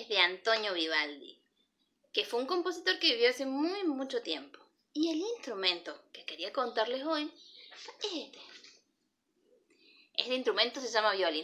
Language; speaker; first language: Spanish; native; Spanish